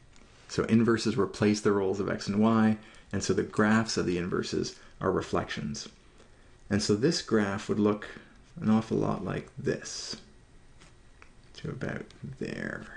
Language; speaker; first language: English; native; English